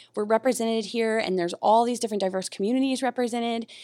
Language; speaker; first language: English; native; English